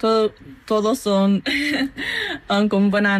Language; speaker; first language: Spanish; non-native, fluent; English